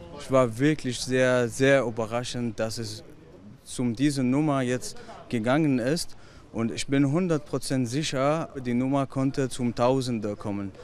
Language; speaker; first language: German; non-native, learner; Arabic